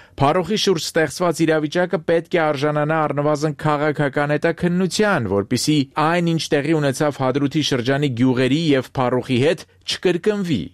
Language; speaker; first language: Armenian; native; Armenian